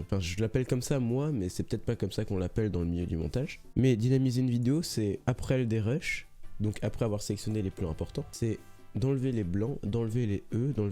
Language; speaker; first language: French; native; French